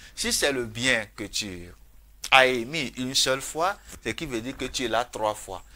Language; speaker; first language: French; non-native, local second language; Fon